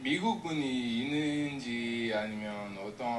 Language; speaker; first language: Korean; non-native, learner; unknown